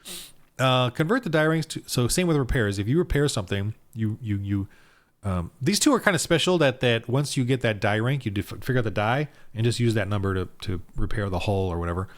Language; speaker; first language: English; native; English